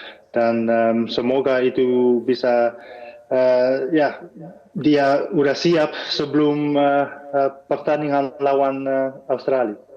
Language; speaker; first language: Indonesian; non-native, fluent; Dutch